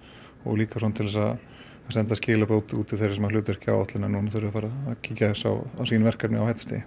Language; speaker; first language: Icelandic; native; Icelandic